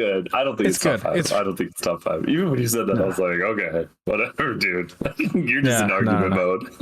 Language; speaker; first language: English; native; English